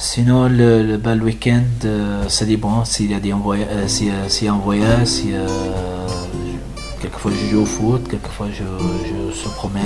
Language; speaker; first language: French; non-native, learner; Arabic